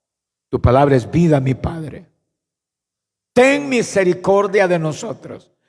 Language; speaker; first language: Spanish; native; Spanish